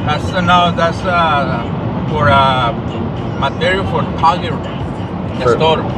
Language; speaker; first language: English; non-native, learner; Spanish